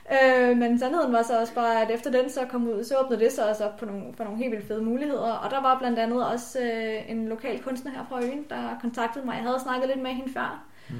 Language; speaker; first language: Danish; native; Danish